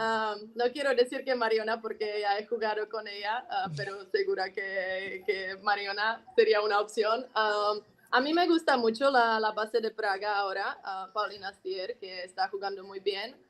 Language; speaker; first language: Spanish; non-native, fluent; Czech